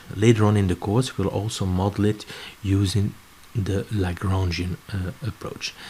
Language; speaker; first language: English; non-native, fluent; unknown